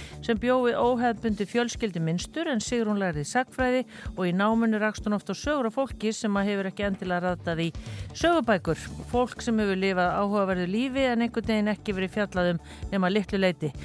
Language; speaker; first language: Icelandic; native; Icelandic